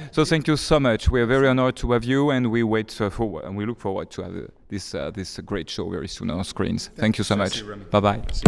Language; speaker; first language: English; non-native, fluent; French